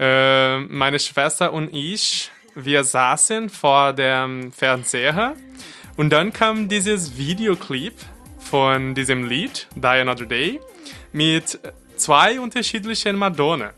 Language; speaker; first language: German; non-native, fluent; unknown